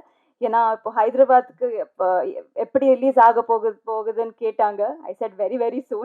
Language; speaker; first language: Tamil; non-native, learner; Telugu